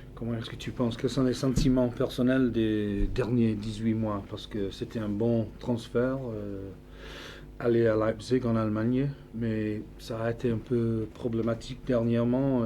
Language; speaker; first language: French; non-native, fluent; English